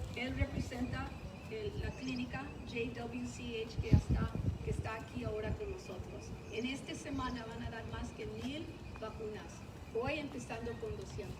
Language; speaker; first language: Spanish; early bilingual, heritage; Spanish